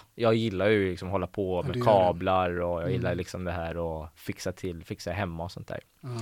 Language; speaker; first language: Swedish; early bilingual, other home language; Persian